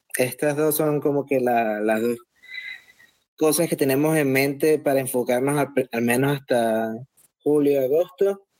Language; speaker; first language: Spanish; native; Spanish